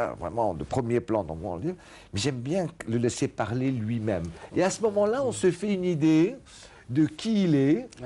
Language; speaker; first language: French; non-native, local second language; Arabic